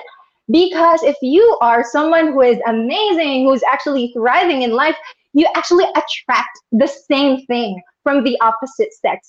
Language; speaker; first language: English; non-native, local second language; Bikol